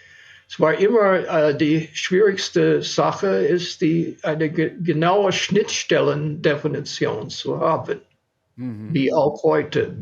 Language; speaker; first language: German; non-native, fluent; English